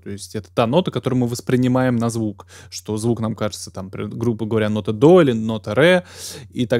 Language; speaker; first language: Russian; native; Russian